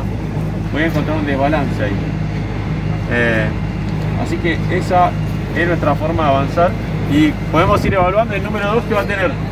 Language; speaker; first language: Spanish; native; Spanish